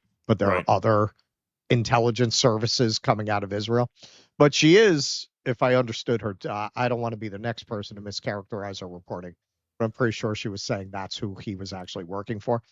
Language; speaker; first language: English; native; English